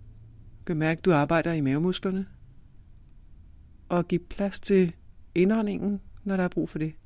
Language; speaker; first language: Danish; native; Danish